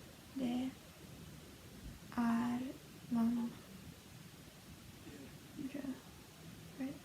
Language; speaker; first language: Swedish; non-native, learner; Russian